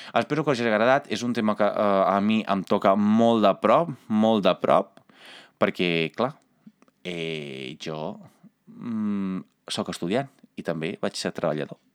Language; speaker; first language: Catalan; non-native, fluent; Italian